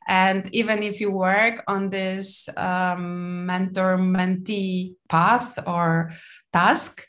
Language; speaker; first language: English; non-native, fluent; Polish